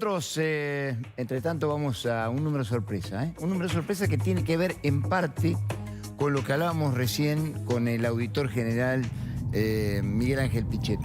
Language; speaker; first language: Spanish; native; Spanish